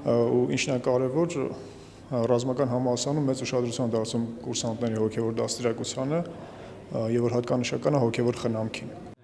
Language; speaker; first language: Armenian; native; Armenian